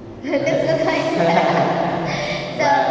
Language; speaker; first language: English; non-native, learner; Indonesian